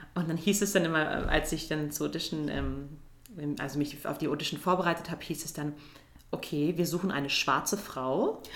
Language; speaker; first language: German; native; German